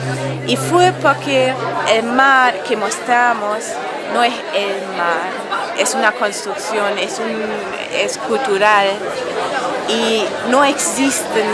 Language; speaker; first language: Spanish; non-native, fluent; German